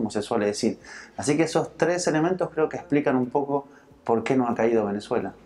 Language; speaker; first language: Spanish; early bilingual, heritage; Spanish